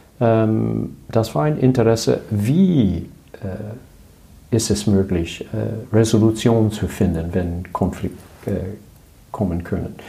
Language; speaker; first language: German; non-native, learner; English